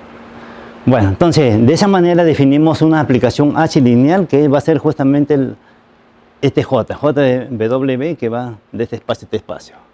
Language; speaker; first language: Spanish; native; Spanish